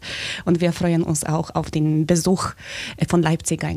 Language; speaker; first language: German; non-native, fluent; Polish